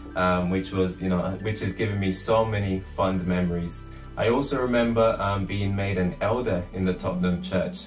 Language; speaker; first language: English; native; English